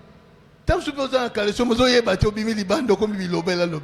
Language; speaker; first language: French; non-native, local second language; Lingala